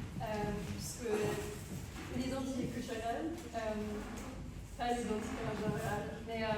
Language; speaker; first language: French; non-native, fluent; English